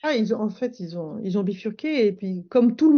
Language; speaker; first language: French; native; French